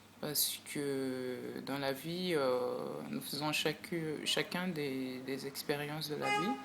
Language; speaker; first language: French; non-native, local second language; Sango